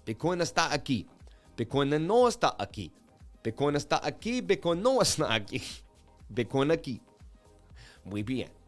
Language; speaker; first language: Spanish; non-native, learner; English